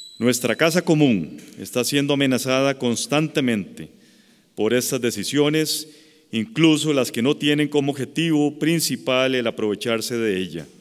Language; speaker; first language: Spanish; native; Spanish